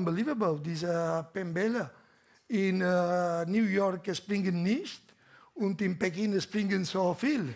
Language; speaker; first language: German; non-native, learner; Catalan